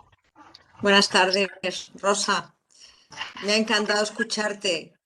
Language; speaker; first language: Spanish; native; Spanish